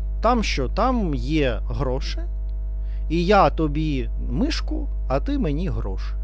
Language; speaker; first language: Ukrainian; non-native, learner; Russian